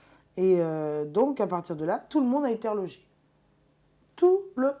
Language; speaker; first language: French; native; French